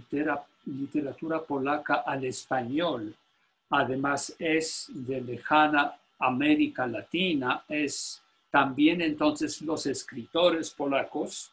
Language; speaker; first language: Spanish; non-native, fluent; Polish